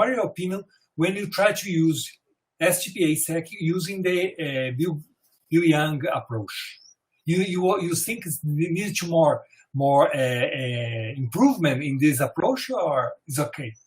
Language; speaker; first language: English; non-native, fluent; Portuguese